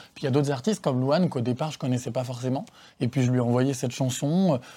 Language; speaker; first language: French; native; French